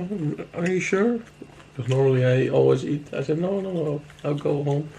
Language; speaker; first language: English; non-native, fluent; Dutch